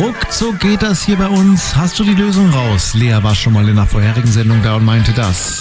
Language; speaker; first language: German; native; German